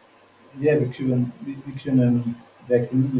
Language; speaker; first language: German; non-native, learner; Spanish